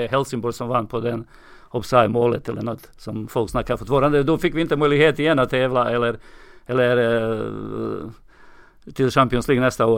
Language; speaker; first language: Swedish; non-native, fluent; Serbian